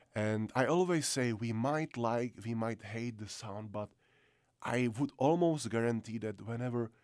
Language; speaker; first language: English; non-native, fluent; Czech